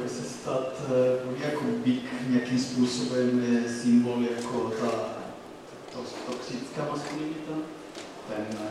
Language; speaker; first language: Czech; non-native, learner; Italian